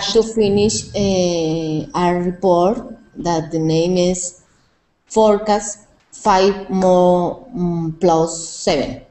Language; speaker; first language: English; non-native, learner; Spanish